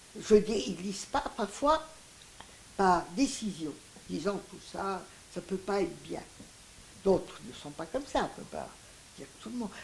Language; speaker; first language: French; non-native, local second language; Greek